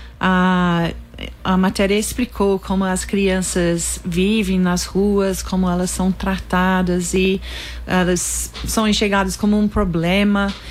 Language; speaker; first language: Portuguese; non-native, fluent; English